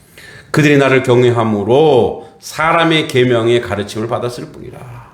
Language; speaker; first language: Korean; native; Korean